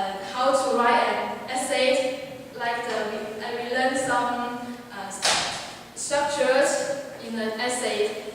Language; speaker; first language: English; non-native, learner; Chinese